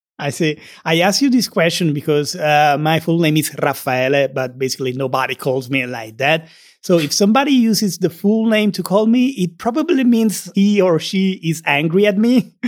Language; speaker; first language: English; non-native, fluent; Italian